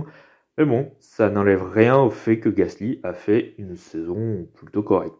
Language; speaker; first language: French; native; French